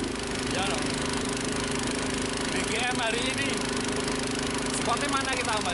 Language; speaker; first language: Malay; non-native, local second language; Javanese